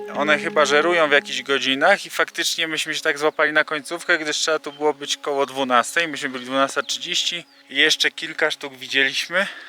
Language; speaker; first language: Polish; native; Polish